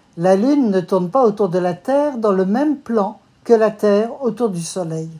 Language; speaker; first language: French; native; French